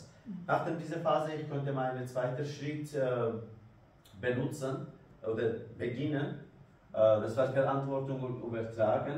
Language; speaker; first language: German; non-native, learner; Kurdish